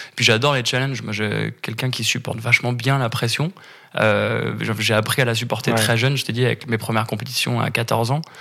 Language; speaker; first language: French; native; French